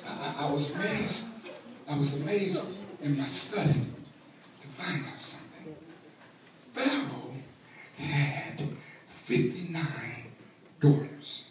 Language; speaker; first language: English; native; English